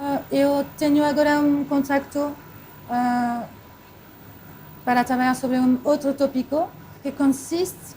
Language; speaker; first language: Portuguese; non-native, fluent; French